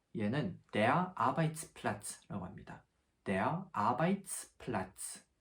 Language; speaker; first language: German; non-native, fluent; Korean